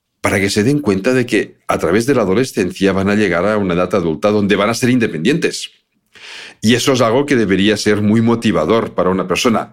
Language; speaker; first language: Spanish; native; Spanish